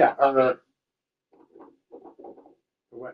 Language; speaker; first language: English; native; English